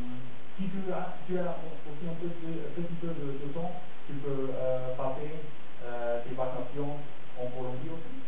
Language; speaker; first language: French; non-native, fluent; German